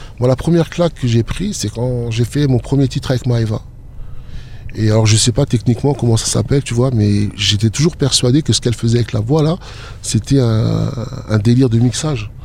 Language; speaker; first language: French; native; French